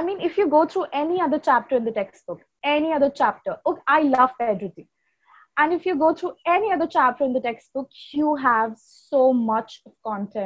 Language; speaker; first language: English; non-native, local second language; Hindi